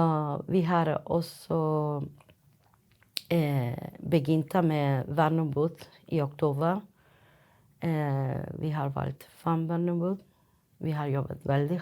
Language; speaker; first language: Norwegian; non-native, fluent; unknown